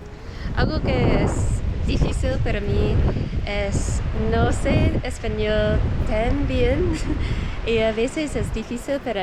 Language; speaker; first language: Spanish; non-native, learner; English